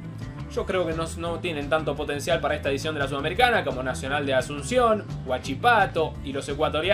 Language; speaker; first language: Spanish; native; Spanish